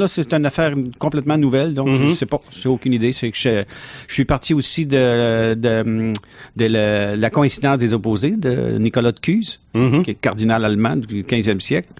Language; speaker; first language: French; native; French